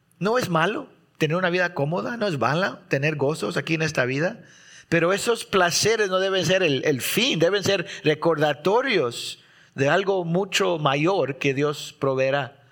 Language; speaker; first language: Spanish; early bilingual, heritage; Spanish